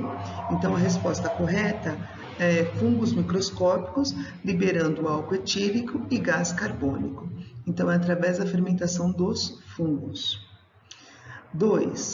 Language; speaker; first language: Portuguese; native; Portuguese